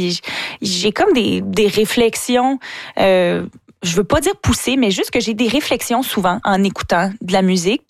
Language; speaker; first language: French; native; French